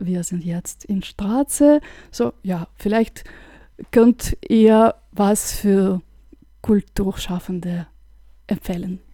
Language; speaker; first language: German; non-native, fluent; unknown